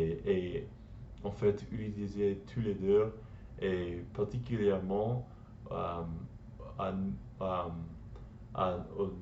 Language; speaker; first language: French; non-native, learner; English